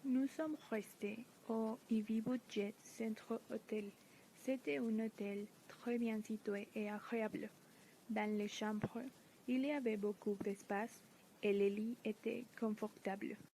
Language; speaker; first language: French; non-native, learner; Spanish